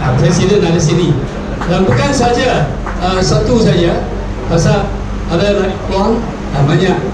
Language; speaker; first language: Malay; non-native, local second language; Chinese